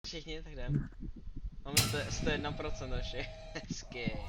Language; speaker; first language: Czech; native; Czech